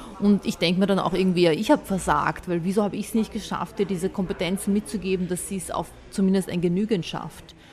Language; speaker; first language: German; early bilingual, other home language; Bosnian